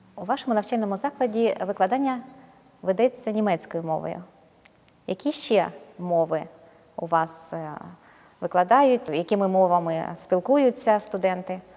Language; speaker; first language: Ukrainian; native; Ukrainian